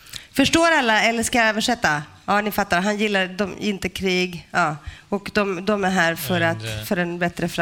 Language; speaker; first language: Swedish; native; Swedish